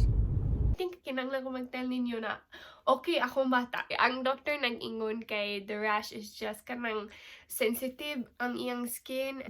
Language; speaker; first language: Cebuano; non-native, local second language; English